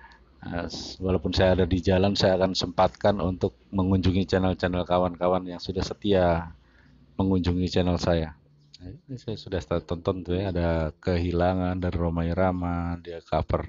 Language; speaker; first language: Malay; non-native, local second language; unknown